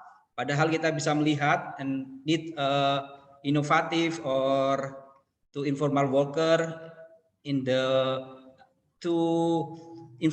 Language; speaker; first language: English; non-native, learner; Indonesian